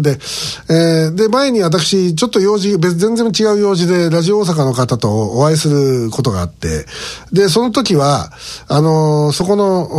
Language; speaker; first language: Japanese; native; Japanese